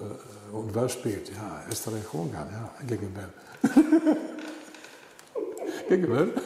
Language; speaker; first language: German; non-native, learner; Italian